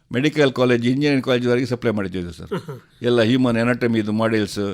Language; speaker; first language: Kannada; non-native, local second language; Konkani